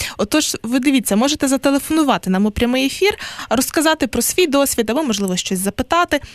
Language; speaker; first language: Ukrainian; native; Ukrainian